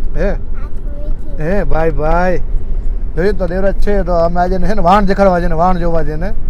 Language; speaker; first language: Gujarati; non-native, local second language; Kachhi